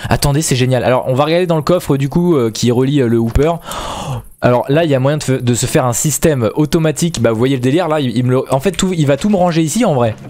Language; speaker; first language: French; native; French